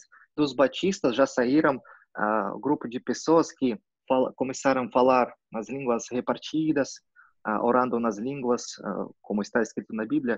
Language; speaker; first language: Portuguese; non-native, fluent; Russian